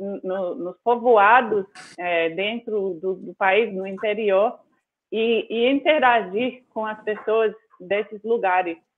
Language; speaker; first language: Portuguese; non-native, fluent; English